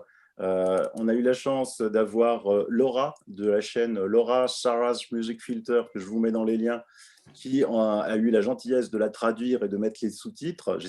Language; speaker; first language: French; native; French